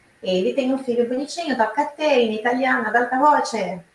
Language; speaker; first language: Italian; non-native, fluent; Portuguese